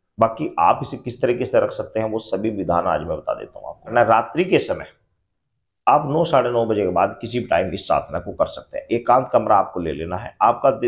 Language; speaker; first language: Hindi; native; Hindi